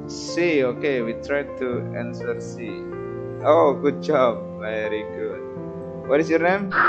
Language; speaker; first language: English; non-native, fluent; Indonesian